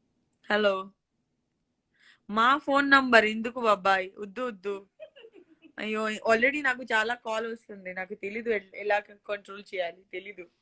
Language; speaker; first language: Telugu; non-native, local second language; Gujarati